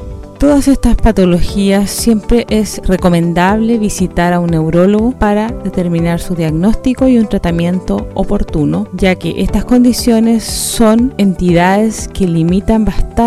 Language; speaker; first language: Spanish; native; Spanish